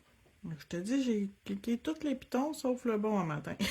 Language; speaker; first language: French; native; French